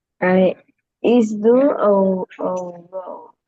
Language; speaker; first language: English; non-native, learner; Spanish